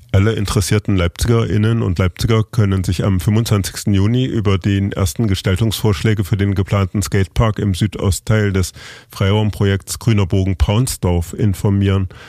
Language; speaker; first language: German; native; German